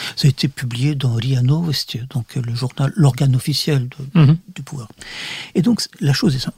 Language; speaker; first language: French; early bilingual, other home language; Russian